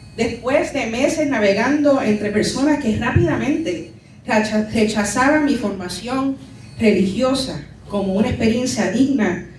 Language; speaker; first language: Spanish; early bilingual, heritage; Spanish